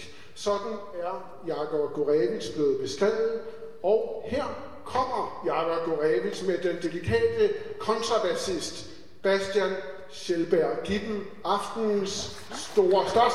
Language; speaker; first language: Danish; native; Danish